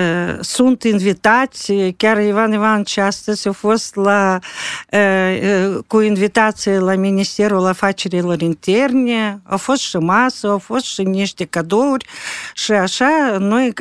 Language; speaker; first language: Romanian; non-native, local second language; Russian